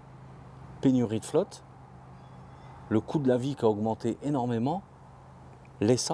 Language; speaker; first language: French; native; French